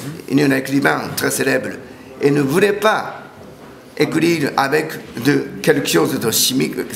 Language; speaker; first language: French; non-native, learner; Japanese